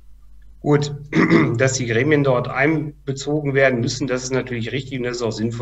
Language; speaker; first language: German; native; German